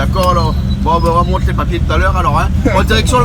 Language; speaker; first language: French; native; French